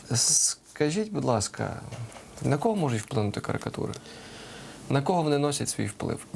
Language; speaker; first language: Ukrainian; native; Ukrainian